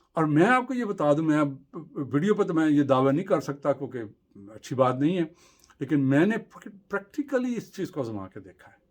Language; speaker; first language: Urdu; native; Urdu